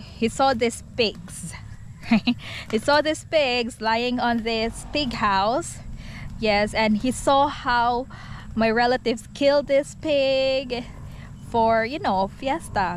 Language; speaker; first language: English; non-native, local second language; Cebuano